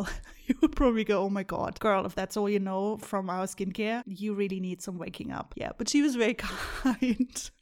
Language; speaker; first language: English; non-native, fluent; German